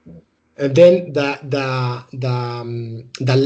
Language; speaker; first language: English; non-native, learner; Spanish